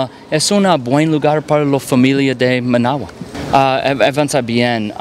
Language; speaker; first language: Spanish; non-native, learner; English